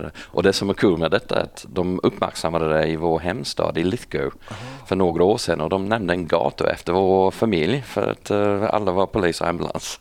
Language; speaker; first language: Swedish; non-native, fluent; English